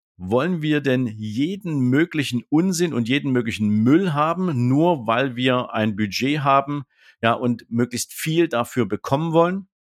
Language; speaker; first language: German; native; German